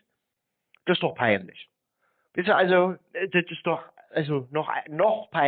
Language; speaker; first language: German; native; German